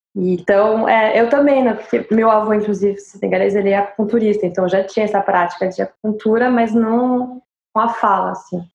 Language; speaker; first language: Portuguese; non-native, fluent; French